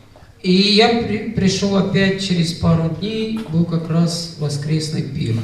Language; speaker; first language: Russian; native; Russian